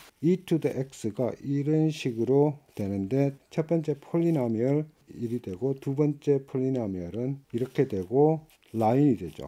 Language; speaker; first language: Korean; native; Korean